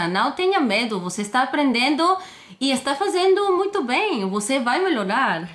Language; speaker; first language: Portuguese; non-native, fluent; Bulgarian